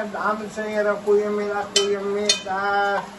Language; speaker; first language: Dutch; non-native, local second language; Caribbean Hindustani